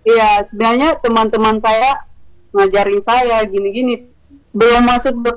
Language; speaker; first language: Indonesian; native; Indonesian